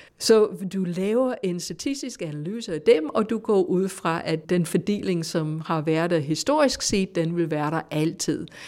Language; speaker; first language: Danish; non-native, fluent; English